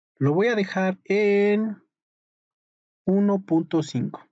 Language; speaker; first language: Spanish; native; Spanish